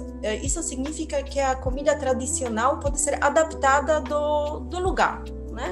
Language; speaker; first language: Portuguese; non-native, fluent; Polish